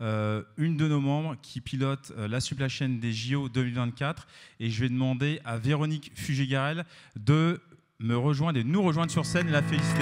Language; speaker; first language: French; native; French